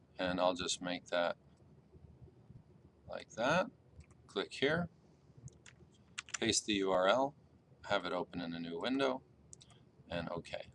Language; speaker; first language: English; native; English